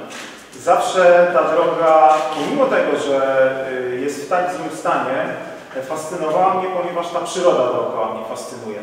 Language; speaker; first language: Polish; native; Polish